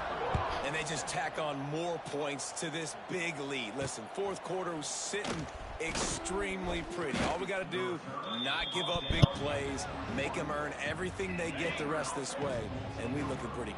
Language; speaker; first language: English; native; English